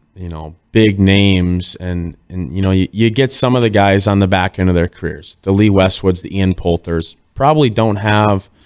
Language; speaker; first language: English; native; English